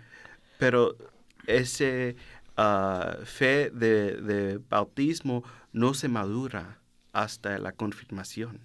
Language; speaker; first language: Spanish; early bilingual, heritage; Spanish